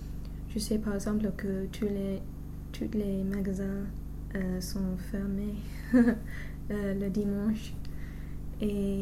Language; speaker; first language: French; non-native, fluent; English